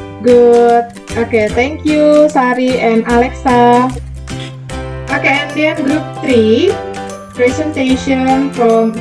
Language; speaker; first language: English; non-native, fluent; Indonesian